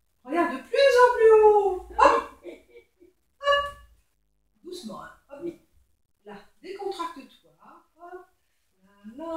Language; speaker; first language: French; native; French